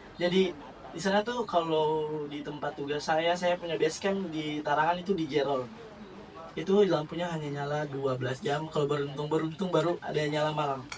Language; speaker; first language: Indonesian; native; Indonesian